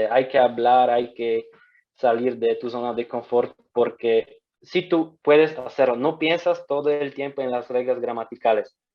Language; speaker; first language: Spanish; non-native, fluent; Polish